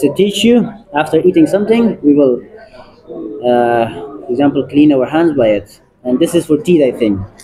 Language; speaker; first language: English; non-native, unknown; Persian